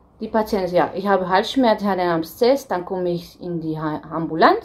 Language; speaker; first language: German; non-native, fluent; Romanian